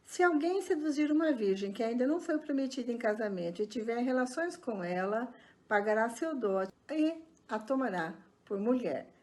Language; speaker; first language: Portuguese; native; Portuguese